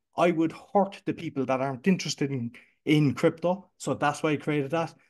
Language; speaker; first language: English; native; English